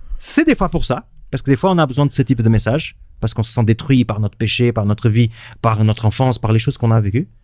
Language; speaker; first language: French; non-native, fluent; Portuguese